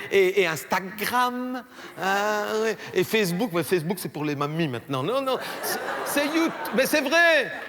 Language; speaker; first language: French; native; French